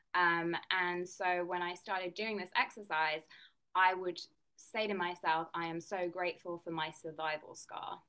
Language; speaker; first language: English; native; English